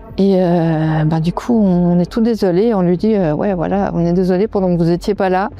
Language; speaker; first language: French; native; French